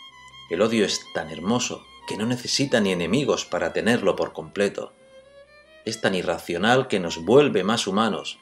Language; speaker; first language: Spanish; native; Spanish